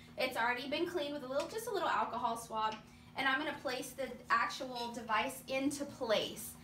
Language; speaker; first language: English; native; English